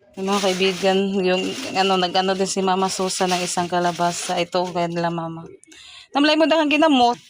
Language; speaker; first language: Filipino; non-native, local second language; Cebuano